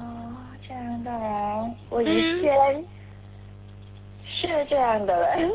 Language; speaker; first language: Chinese; non-native, learner; Korean